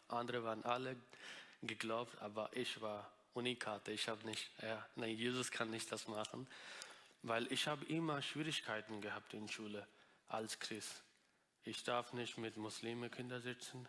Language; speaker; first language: German; non-native, learner; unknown